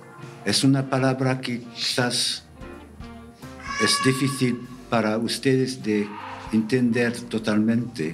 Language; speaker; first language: Spanish; non-native, fluent; English